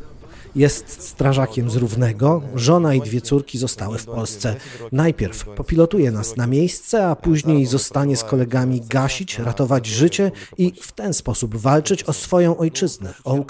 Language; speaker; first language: Polish; native; Polish